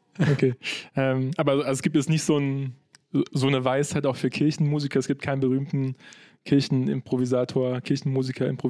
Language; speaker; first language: German; native; German